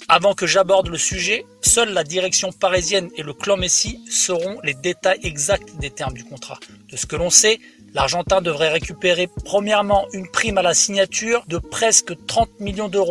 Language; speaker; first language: French; native; French